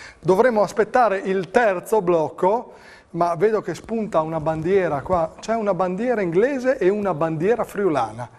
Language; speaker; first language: Italian; native; Italian